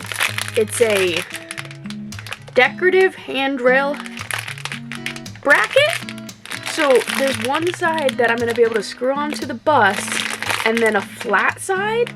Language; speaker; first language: English; native; English